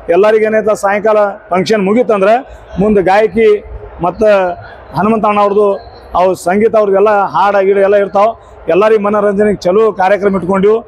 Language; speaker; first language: Kannada; non-native, local second language; Lambadi